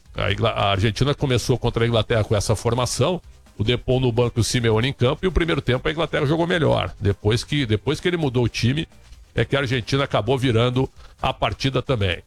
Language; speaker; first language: Portuguese; native; Portuguese